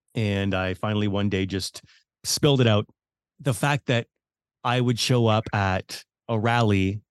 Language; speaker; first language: English; native; English